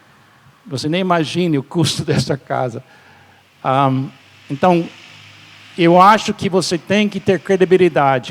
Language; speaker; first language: Portuguese; non-native, fluent; English